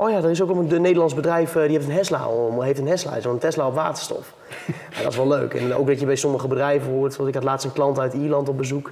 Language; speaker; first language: Dutch; native; Dutch